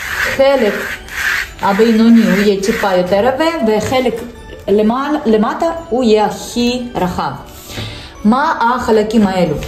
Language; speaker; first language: Hebrew; non-native, fluent; Russian